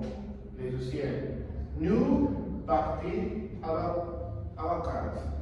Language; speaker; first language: French; non-native, learner; Spanish